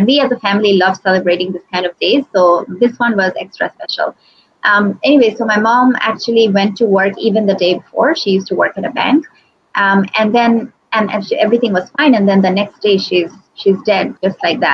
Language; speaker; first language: English; non-native, local second language; Bangla